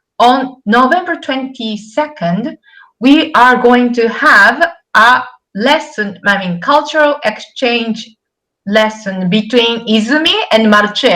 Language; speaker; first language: English; non-native, fluent; Japanese